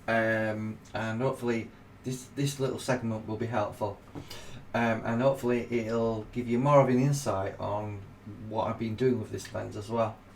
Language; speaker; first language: English; native; English